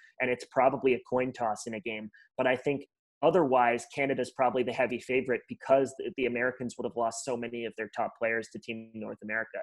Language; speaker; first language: English; native; English